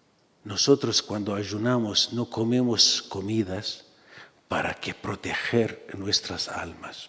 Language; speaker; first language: Spanish; non-native, fluent; Syriac